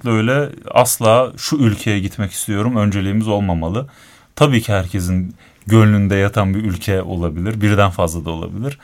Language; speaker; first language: Turkish; native; Turkish